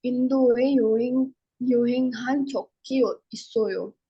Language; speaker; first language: Korean; non-native, learner; Hindi